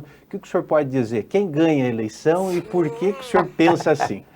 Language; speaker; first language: Portuguese; native; Portuguese